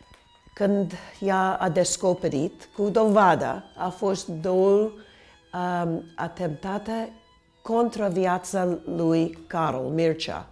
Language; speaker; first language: Romanian; early bilingual, heritage; Romanian